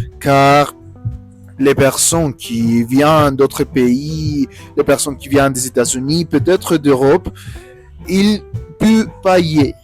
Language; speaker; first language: French; non-native, learner; Spanish